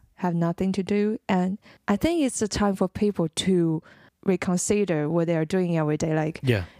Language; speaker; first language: English; non-native, fluent; Chinese